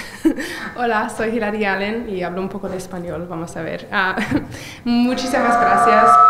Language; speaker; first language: Spanish; non-native, learner; English